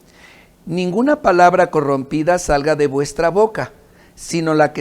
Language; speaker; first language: Spanish; native; Spanish